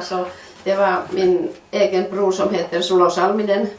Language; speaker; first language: Swedish; non-native, fluent; Finnish